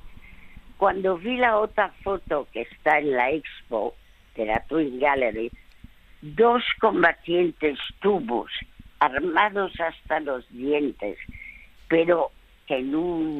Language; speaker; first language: Spanish; early bilingual, other home language; French